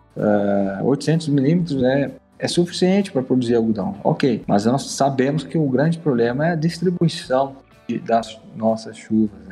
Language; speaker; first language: Portuguese; native; Portuguese